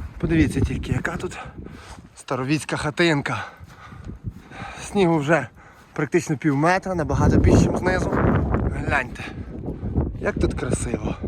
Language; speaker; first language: Ukrainian; native; Ukrainian